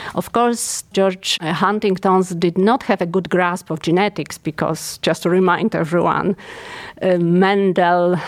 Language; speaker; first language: English; non-native, fluent; Polish